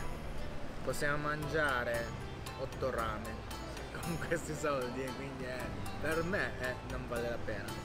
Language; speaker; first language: Italian; non-native, learner; Japanese